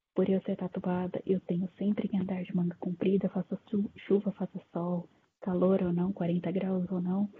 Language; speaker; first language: Portuguese; native; Portuguese